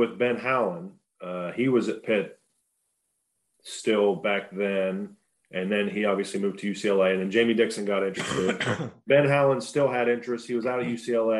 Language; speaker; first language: English; native; English